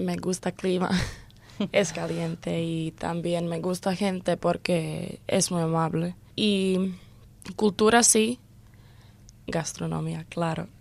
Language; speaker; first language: Spanish; non-native, learner; Croatian